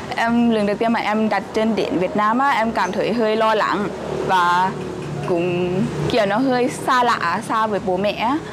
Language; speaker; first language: Vietnamese; non-native, fluent; Lao